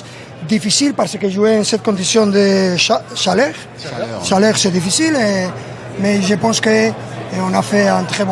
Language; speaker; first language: French; non-native, learner; Spanish